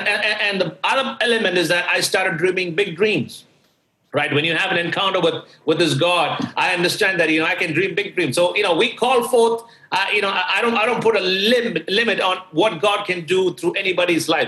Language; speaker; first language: English; non-native, local second language; Malayalam